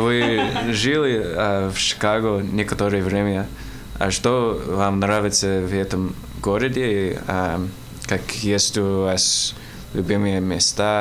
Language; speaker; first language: Russian; non-native, learner; English